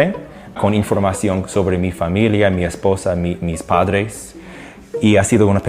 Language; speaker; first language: Spanish; non-native, fluent; English